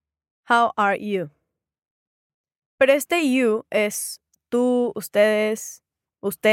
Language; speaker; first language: Spanish; native; Spanish